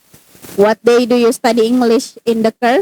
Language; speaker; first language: English; non-native, fluent; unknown